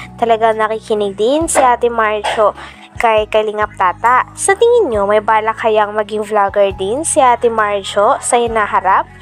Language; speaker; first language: Filipino; native; Filipino